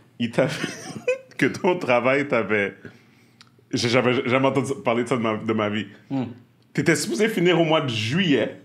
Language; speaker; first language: French; native; French